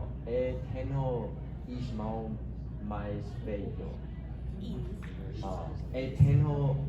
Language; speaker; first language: Portuguese; non-native, learner; English